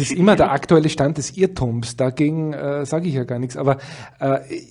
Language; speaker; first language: German; native; German